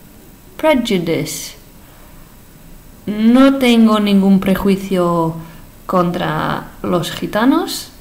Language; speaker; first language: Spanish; non-native, fluent; English